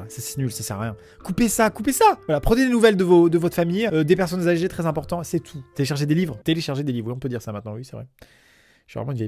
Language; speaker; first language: French; native; French